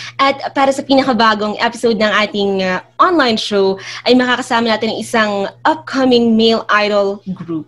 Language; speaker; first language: Filipino; native; Filipino